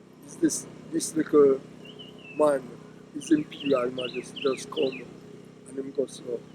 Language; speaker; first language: English; native; English